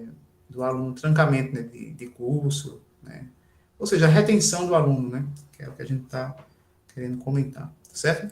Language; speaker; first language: Portuguese; native; Portuguese